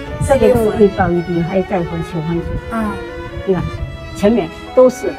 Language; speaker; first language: Chinese; native; Chinese